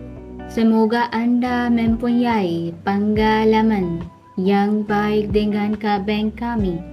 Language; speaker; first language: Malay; non-native, fluent; Urdu